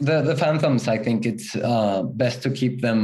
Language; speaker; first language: English; non-native, fluent; Spanish